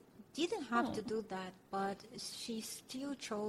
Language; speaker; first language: English; non-native, fluent; Russian